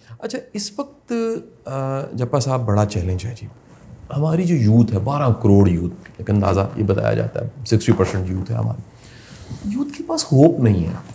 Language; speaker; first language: Urdu; non-native, local second language; Punjabi